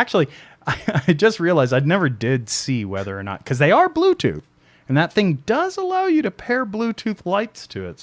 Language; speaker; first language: English; native; English